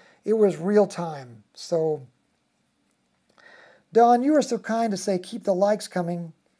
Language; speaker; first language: English; native; English